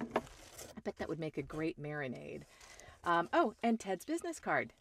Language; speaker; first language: English; native; English